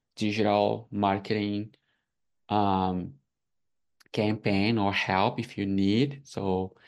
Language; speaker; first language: English; non-native, fluent; Portuguese